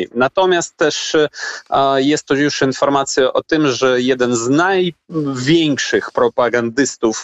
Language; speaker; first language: Polish; non-native, fluent; Ukrainian